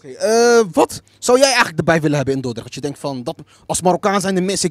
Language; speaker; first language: Dutch; early bilingual, other home language; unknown